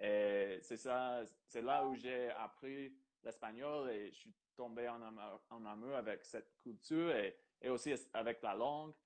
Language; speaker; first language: French; non-native, fluent; English